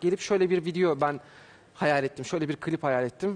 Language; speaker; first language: Turkish; native; Turkish